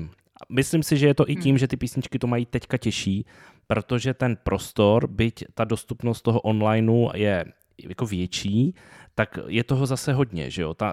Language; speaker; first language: Czech; native; Czech